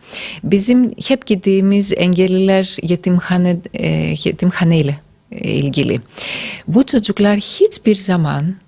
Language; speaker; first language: Turkish; non-native, fluent; Greek